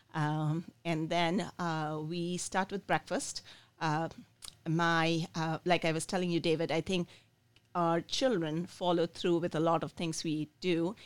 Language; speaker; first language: English; non-native, local second language; Bangla